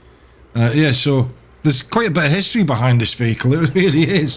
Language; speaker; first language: English; native; English